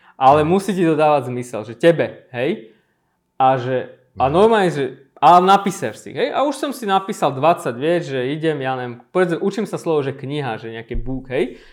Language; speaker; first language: Slovak; early bilingual, other home language; Armenian